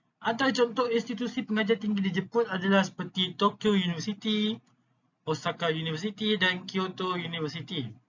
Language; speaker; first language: Malay; native; Malay